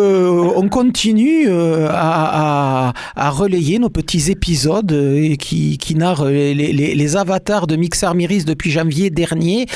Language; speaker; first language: French; native; French